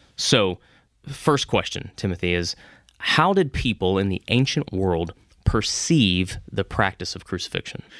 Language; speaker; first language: English; native; English